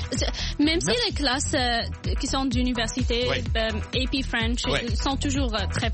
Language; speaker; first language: French; non-native, local second language; Arabic